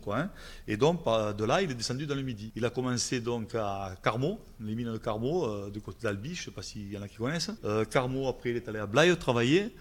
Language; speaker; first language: French; native; French